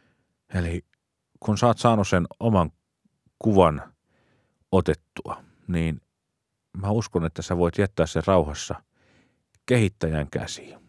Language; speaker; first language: Finnish; native; Finnish